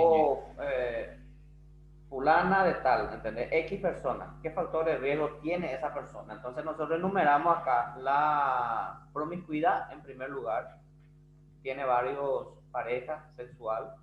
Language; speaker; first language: Spanish; non-native, fluent; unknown